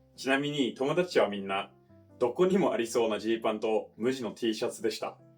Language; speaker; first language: Japanese; non-native, fluent; English